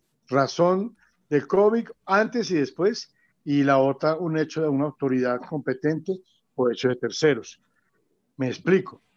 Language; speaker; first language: Spanish; native; Spanish